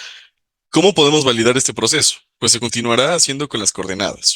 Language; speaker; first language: Spanish; native; Spanish